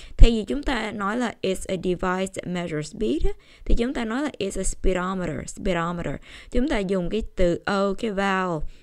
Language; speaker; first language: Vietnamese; early bilingual, heritage; Vietnamese